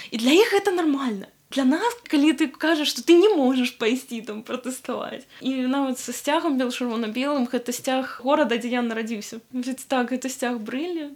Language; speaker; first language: Belarusian; non-native, local second language; Russian